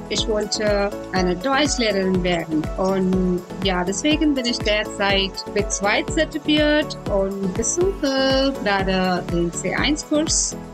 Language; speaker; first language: German; non-native, fluent; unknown